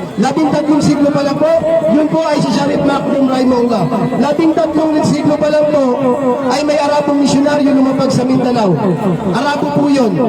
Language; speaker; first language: Filipino; native; Filipino